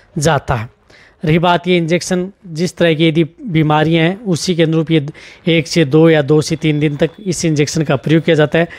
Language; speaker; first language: Hindi; native; Hindi